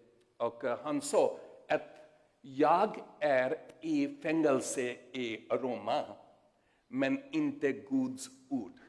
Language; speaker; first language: Swedish; non-native, learner; Urdu